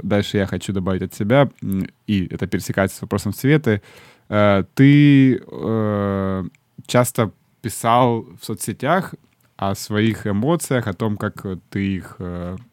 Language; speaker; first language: Russian; native; Russian